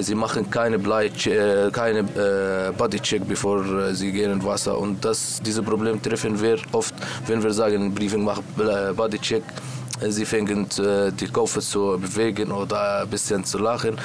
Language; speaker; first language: German; non-native, learner; Arabic